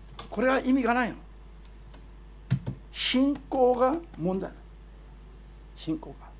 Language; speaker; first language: Japanese; non-native, fluent; Korean